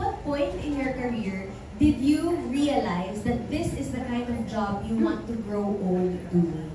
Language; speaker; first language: English; non-native, local second language; Filipino